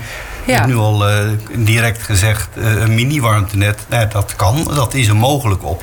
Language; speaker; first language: Dutch; native; Dutch